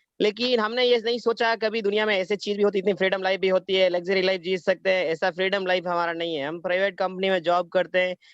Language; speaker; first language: Hindi; native; Hindi